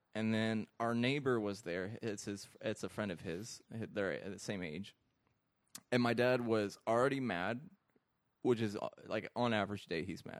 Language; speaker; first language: English; early bilingual, other home language; Arabic